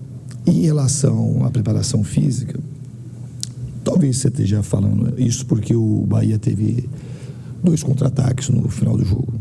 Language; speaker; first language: Portuguese; native; Portuguese